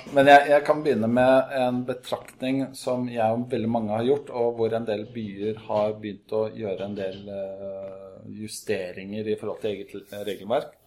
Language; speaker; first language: Norwegian; native; Norwegian